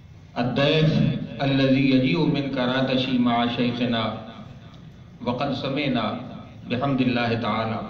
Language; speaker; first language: Arabic; non-native, learner; Urdu